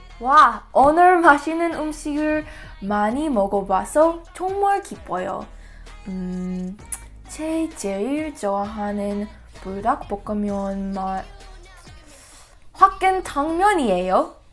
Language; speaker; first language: Korean; non-native, learner; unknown